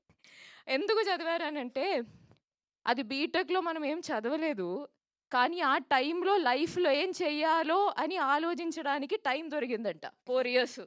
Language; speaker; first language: Telugu; non-native, local second language; Malayalam